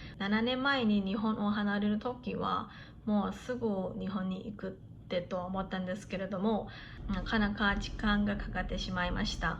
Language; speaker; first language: Japanese; non-native, fluent; Korean